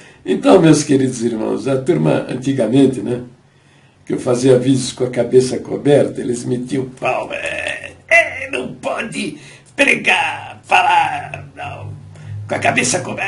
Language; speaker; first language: Portuguese; native; Portuguese